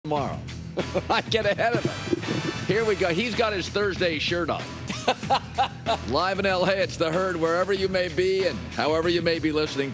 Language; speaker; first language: English; native; English